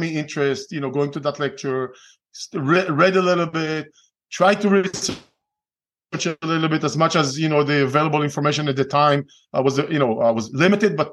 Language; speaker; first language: English; non-native, fluent; Hebrew